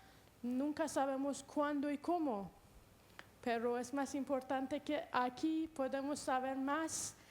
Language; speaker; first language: Spanish; non-native, learner; Persian